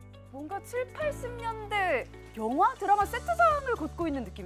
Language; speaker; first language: Korean; native; Korean